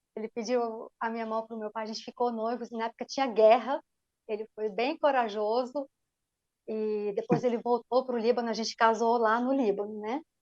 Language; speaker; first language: Portuguese; non-native, fluent; Arabic